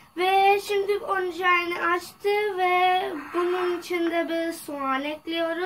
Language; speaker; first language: Turkish; non-native, learner; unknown